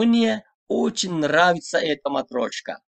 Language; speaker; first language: Russian; non-native, fluent; Turkish